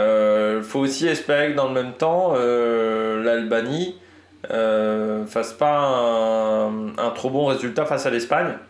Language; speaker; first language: French; native; French